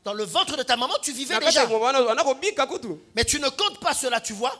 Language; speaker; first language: French; non-native, local second language; Lingala